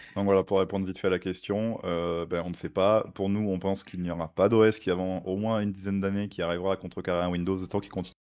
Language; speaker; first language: French; native; French